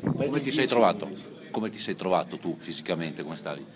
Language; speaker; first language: Italian; native; Italian